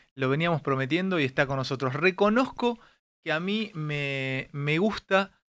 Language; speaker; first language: Spanish; native; Spanish